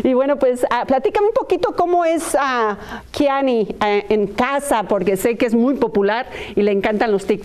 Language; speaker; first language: Spanish; native; Spanish